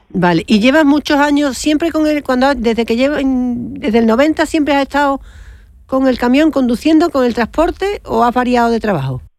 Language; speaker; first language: Spanish; native; Spanish